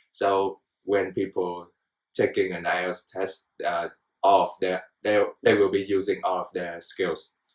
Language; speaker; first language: English; non-native, fluent; Vietnamese